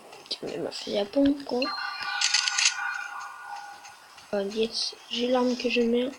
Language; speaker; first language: French; native; French